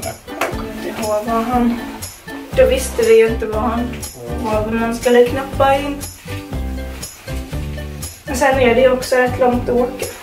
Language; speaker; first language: Swedish; native; Swedish